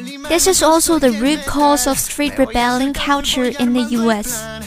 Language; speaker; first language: English; non-native, fluent; Chinese